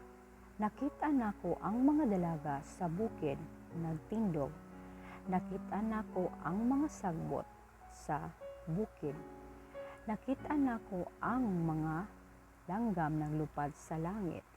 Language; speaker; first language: Cebuano; non-native, learner; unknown